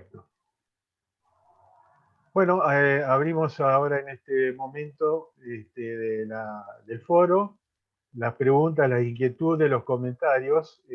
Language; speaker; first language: Spanish; native; Spanish